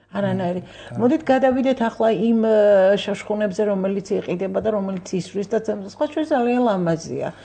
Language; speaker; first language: Georgian; native; Georgian